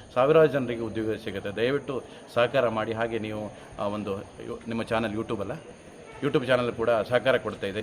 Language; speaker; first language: Kannada; native; Kannada